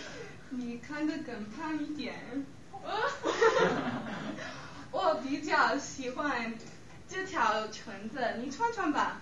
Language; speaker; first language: Chinese; non-native, learner; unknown